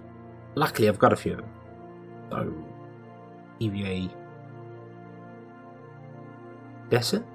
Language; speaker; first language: English; native; English